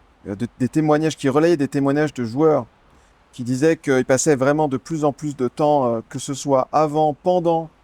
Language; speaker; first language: French; native; French